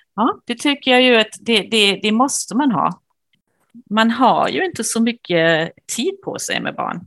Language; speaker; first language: Swedish; non-native, fluent; German